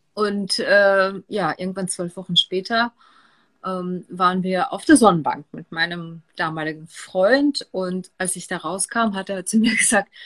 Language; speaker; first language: German; non-native, fluent; Russian